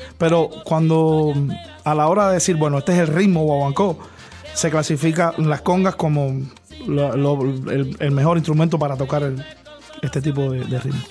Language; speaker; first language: Spanish; native; Spanish